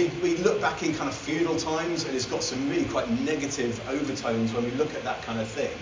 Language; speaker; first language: English; native; English